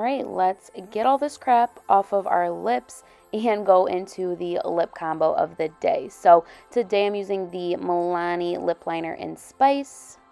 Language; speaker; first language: English; native; English